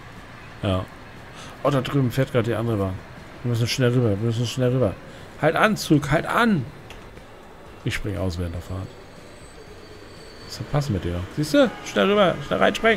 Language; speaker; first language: German; native; German